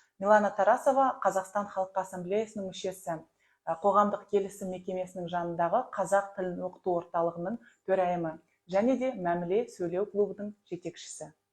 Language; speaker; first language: Kazakh; native; Kazakh